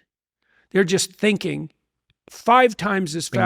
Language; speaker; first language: English; native; English